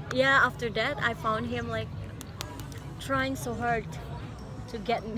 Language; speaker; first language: English; non-native, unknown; Indonesian